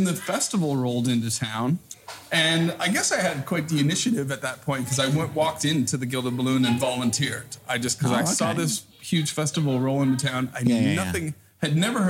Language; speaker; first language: English; native; English